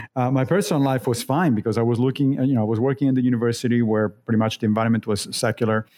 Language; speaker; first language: English; non-native, fluent; Italian